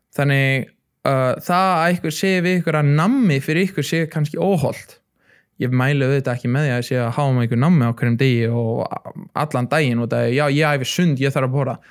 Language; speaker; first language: Icelandic; early bilingual, other home language; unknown